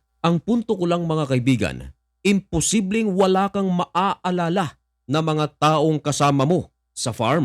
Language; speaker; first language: Filipino; native; Filipino